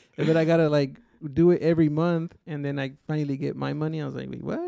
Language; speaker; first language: English; early bilingual, other home language; Spanish